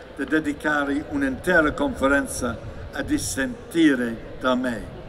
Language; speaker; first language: Italian; non-native, learner; English